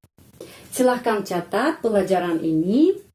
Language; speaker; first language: Indonesian; non-native, fluent; Russian